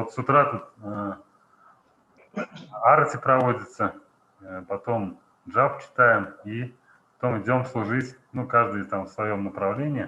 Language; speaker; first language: Russian; native; Russian